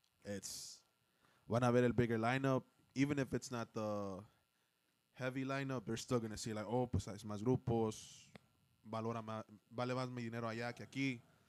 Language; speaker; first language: Spanish; early bilingual, heritage; Spanish